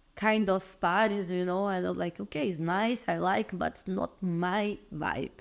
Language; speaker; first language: English; non-native, learner; Portuguese